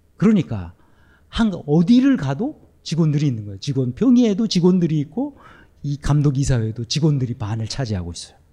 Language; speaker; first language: Korean; native; Korean